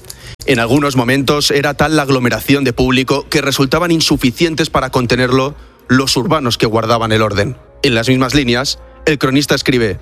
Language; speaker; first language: Spanish; native; Spanish